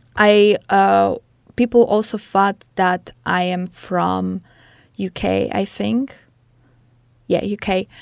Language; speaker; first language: English; non-native, fluent; Polish